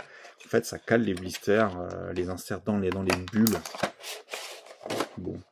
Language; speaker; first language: French; native; French